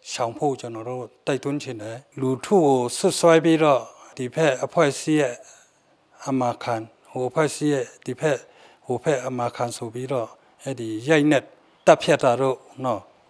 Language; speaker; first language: Burmese; non-native, local second language; Shan